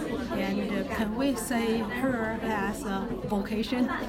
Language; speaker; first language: English; non-native, fluent; Chinese